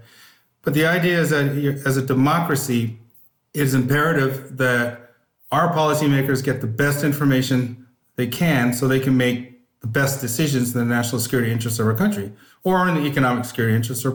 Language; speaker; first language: English; native; English